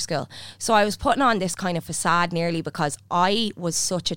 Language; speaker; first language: English; native; English